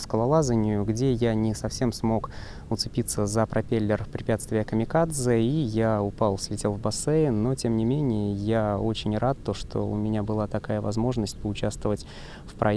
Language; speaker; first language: Russian; native; Russian